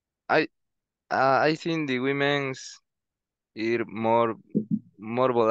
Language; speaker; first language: English; non-native, learner; Spanish